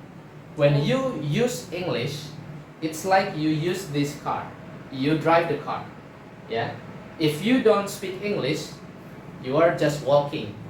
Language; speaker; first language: English; non-native, fluent; Indonesian